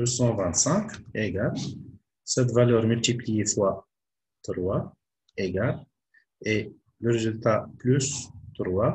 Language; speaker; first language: French; non-native, local second language; Arabic